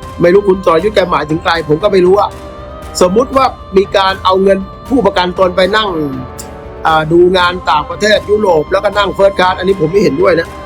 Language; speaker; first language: Thai; native; Thai